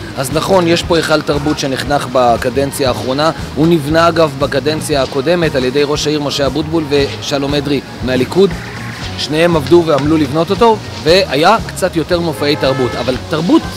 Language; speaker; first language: Hebrew; native; Hebrew